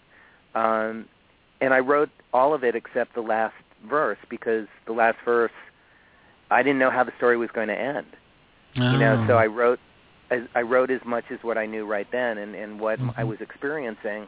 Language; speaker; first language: English; native; English